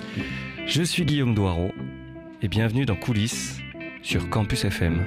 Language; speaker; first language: French; native; French